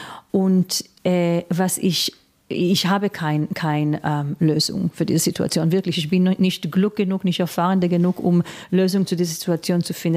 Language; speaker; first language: German; non-native, fluent; Hebrew